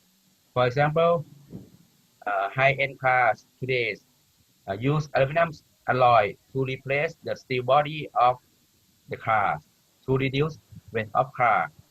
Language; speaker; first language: English; non-native, learner; Thai